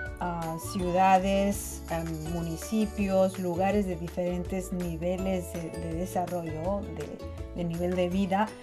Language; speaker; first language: Spanish; non-native, fluent; Chinese